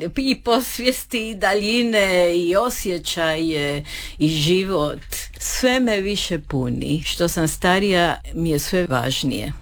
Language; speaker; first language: Croatian; early bilingual, heritage; Croatian